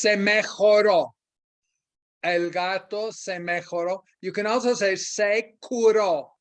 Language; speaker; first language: Spanish; non-native, fluent; English